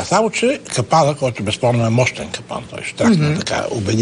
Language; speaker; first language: Bulgarian; native; Bulgarian